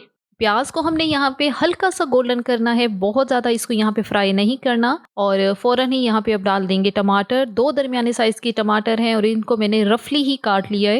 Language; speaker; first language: Hindi; native; Hindi